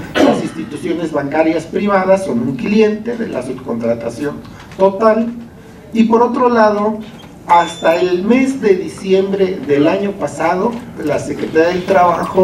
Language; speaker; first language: Spanish; native; Spanish